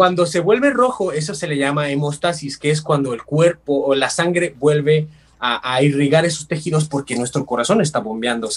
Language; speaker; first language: Spanish; native; Spanish